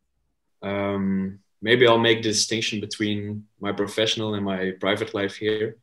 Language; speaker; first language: English; non-native, fluent; Dutch